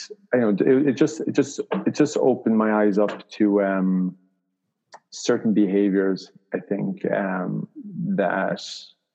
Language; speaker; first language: English; native; English